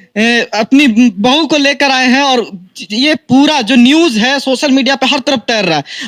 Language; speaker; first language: Hindi; native; Hindi